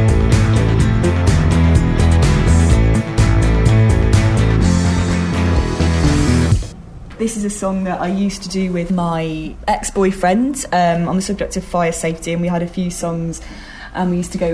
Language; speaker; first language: English; native; English